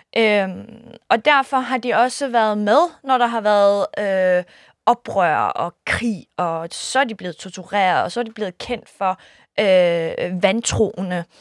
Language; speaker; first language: Danish; early bilingual, other home language; Kurdish